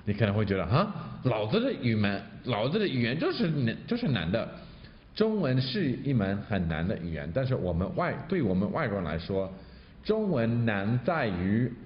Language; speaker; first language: Chinese; non-native, fluent; English